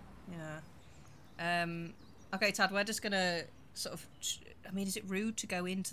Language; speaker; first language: English; native; English